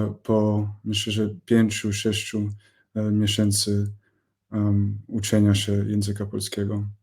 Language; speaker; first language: Polish; non-native, fluent; English